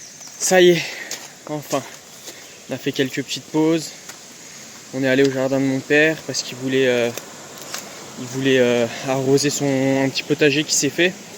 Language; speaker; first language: French; native; French